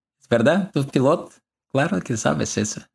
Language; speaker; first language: Spanish; non-native, learner; Russian